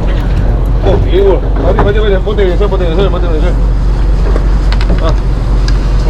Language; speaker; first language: Chinese; native; Chinese